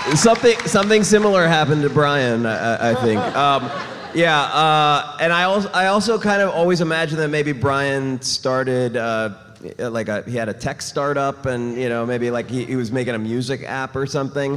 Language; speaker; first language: English; non-native, fluent; Portuguese